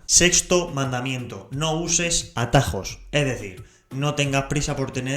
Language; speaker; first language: Spanish; native; Spanish